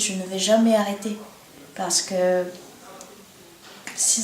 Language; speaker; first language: French; non-native, learner; Bulgarian